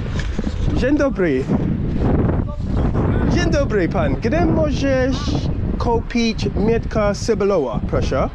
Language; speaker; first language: Polish; non-native, learner; English